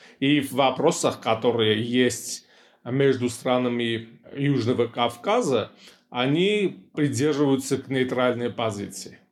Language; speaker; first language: Russian; non-native, local second language; Armenian